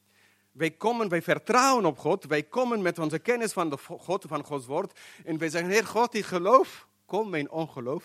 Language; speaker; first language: Dutch; non-native, fluent; English